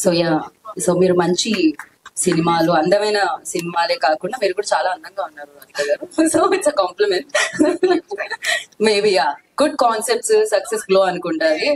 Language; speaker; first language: Telugu; native; Telugu